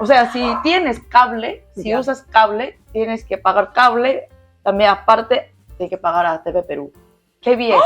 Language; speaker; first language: Spanish; non-native, learner; Korean